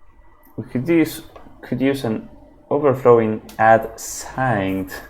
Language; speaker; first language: English; non-native, fluent; Spanish